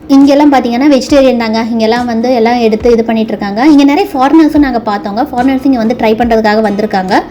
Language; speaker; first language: Tamil; non-native, local second language; Malayalam